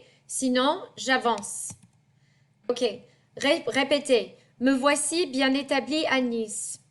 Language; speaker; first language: French; non-native, fluent; English